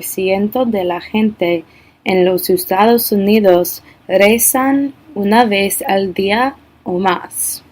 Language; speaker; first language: Spanish; non-native, learner; English